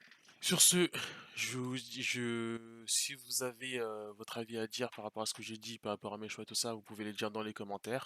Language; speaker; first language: French; native; French